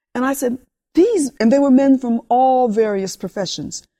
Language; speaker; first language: English; early bilingual, other home language; Spanish